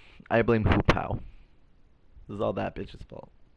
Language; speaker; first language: English; native; English